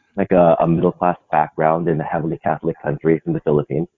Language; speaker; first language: English; non-native, local second language; Filipino